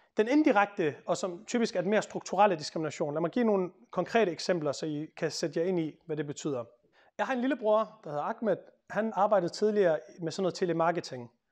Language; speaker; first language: Danish; native; Danish